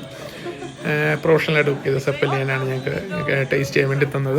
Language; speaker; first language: Malayalam; native; Malayalam